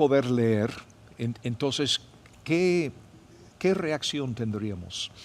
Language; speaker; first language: Spanish; non-native, fluent; English